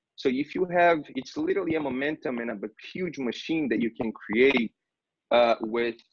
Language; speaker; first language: English; non-native, fluent; Portuguese